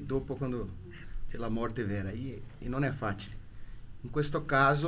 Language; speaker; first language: Italian; non-native, learner; Portuguese